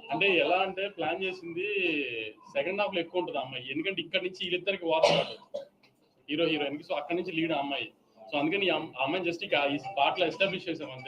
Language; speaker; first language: Telugu; native; Telugu